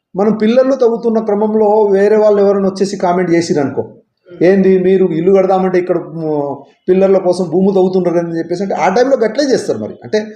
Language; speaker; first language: Telugu; native; Telugu